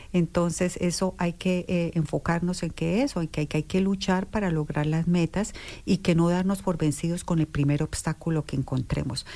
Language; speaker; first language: Spanish; native; Spanish